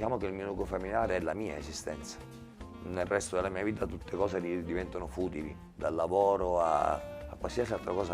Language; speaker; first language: Italian; native; Italian